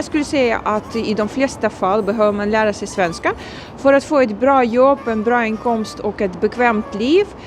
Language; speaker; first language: Swedish; non-native, fluent; Ukrainian